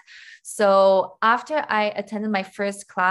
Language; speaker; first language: English; non-native, fluent; French